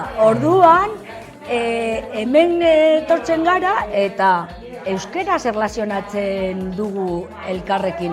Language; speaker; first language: Basque; non-native, local second language; Spanish